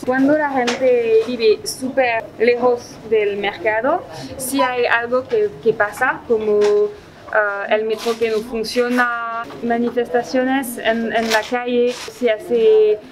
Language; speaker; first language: Spanish; non-native, fluent; French